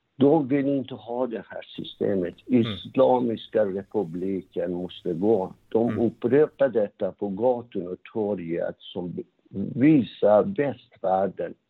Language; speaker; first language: Swedish; non-native, fluent; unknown